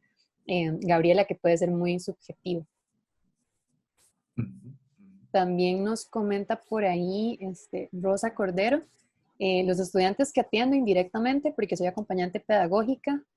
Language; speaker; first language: Spanish; native; Spanish